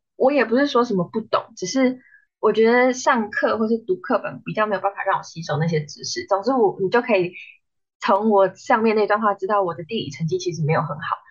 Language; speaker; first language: Chinese; native; Chinese